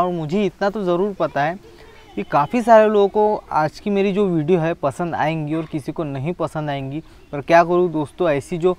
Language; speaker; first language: Hindi; non-native, local second language; Marathi